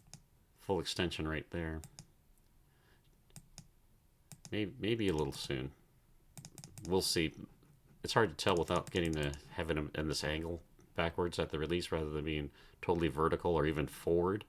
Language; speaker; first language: English; native; English